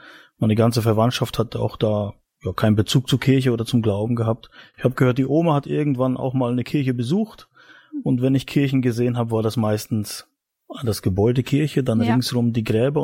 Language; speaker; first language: German; native; German